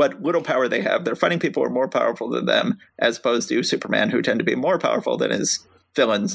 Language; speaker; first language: English; native; English